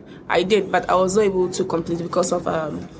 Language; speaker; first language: English; non-native, local second language; Akan